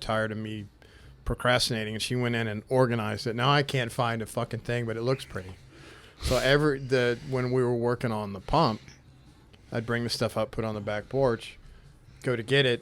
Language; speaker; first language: English; native; English